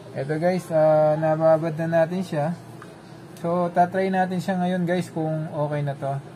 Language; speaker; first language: Filipino; non-native, local second language; Pampanga